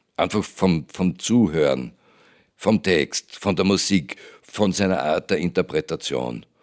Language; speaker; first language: German; native; German